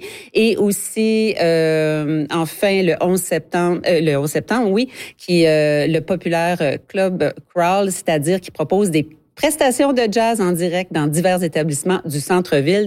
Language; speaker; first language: French; native; French